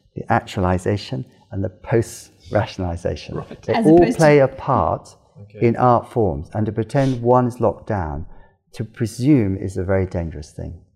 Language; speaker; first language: English; native; English